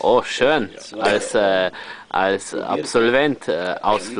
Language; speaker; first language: German; non-native, fluent; Slovenian